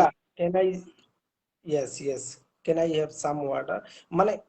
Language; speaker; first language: English; non-native, learner; Bangla